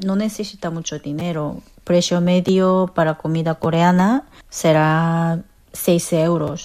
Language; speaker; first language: Spanish; non-native, learner; Korean